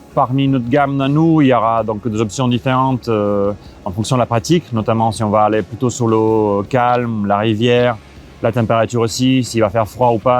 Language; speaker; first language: French; non-native, fluent; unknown